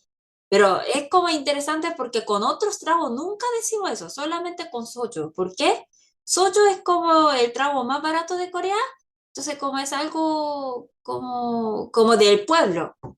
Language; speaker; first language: Spanish; non-native, fluent; Korean